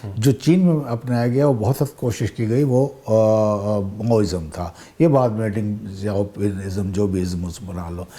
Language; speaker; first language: Urdu; non-native, local second language; Saraiki